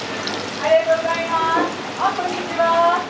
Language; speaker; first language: Japanese; native; Japanese